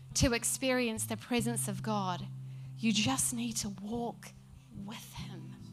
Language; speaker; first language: English; native; English